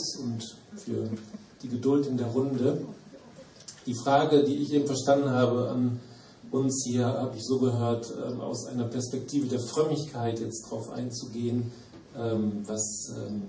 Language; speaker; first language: German; native; German